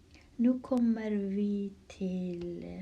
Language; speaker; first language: Swedish; non-native, fluent; Kurdish